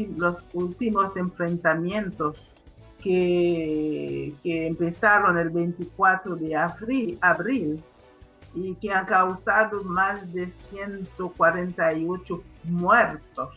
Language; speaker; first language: Spanish; non-native, fluent; Haitian Creole